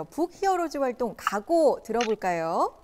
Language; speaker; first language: Korean; native; Korean